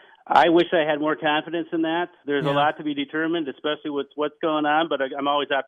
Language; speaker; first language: English; native; English